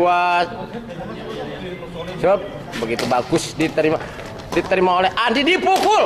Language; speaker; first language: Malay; non-native, local second language; Javanese